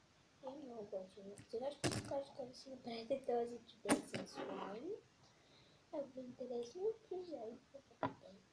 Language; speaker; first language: Bulgarian; native; Bulgarian